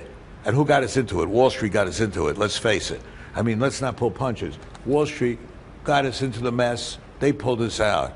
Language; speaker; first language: English; native; English